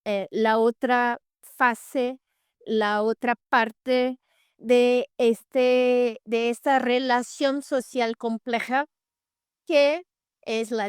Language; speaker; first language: Spanish; non-native, fluent; Portuguese